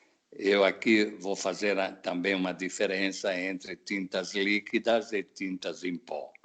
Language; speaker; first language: Portuguese; non-native, fluent; Italian